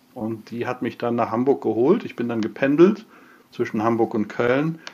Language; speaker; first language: German; non-native, fluent; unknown